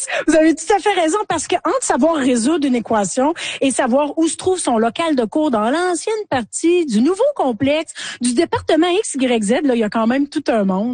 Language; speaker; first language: French; native; French